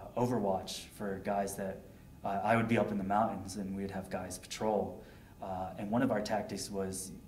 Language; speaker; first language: English; native; English